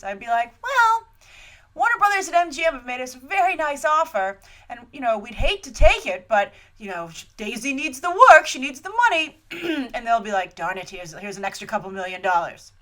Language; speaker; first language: English; native; English